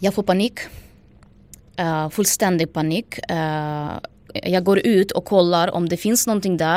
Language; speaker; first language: Swedish; non-native, fluent; Ukrainian